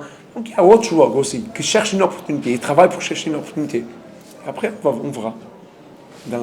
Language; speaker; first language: French; non-native, learner; Portuguese